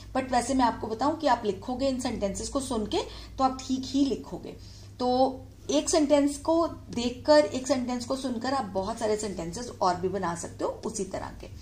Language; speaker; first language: Hindi; native; Hindi